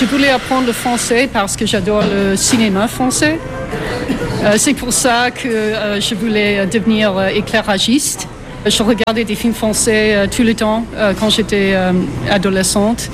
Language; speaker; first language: French; non-native, fluent; English